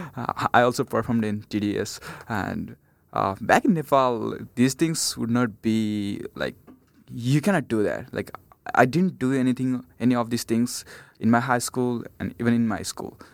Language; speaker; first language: English; non-native, local second language; Nepali